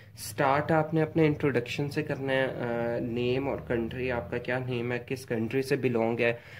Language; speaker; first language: Urdu; non-native, local second language; Punjabi